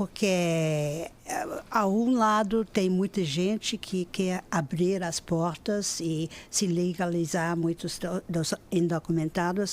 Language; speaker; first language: Portuguese; non-native, fluent; English